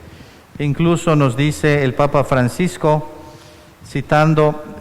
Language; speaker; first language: Spanish; native; Spanish